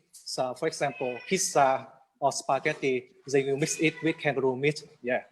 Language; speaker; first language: English; non-native, learner; Vietnamese